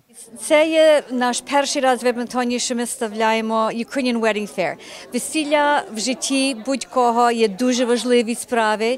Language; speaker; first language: Ukrainian; early bilingual, heritage; Ukrainian